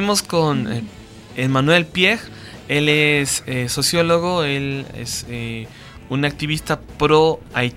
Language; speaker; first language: Spanish; native; Spanish